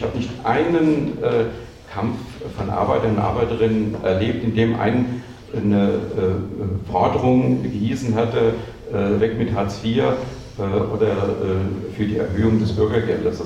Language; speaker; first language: German; native; German